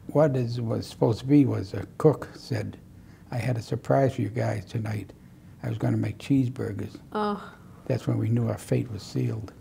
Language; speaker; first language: English; native; English